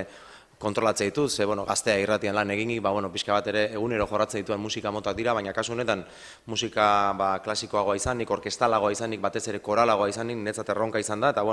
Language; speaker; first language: Basque; native; Basque